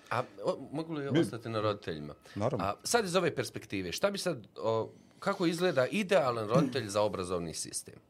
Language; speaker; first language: Bosnian; native; Bosnian